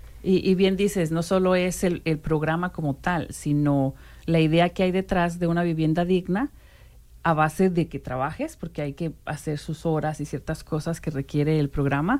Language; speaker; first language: Spanish; native; Spanish